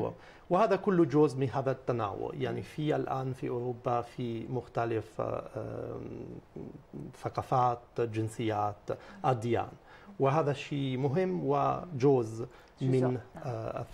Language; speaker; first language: Arabic; non-native, fluent; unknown